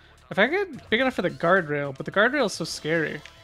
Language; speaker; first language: English; native; English